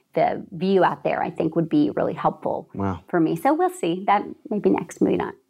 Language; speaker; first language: English; native; English